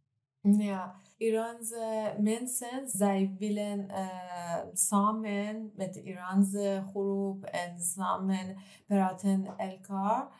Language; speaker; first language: Dutch; non-native, learner; Persian